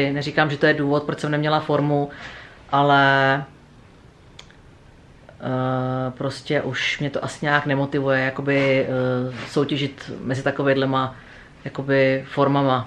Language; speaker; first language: Czech; native; Czech